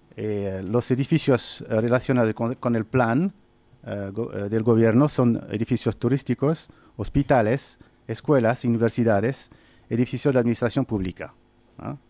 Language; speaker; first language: Spanish; non-native, fluent; Arabic